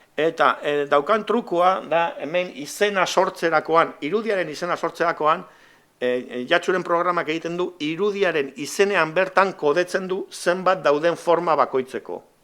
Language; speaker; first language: Basque; native; Basque